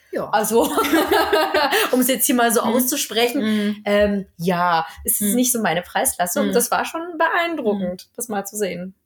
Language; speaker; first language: German; native; German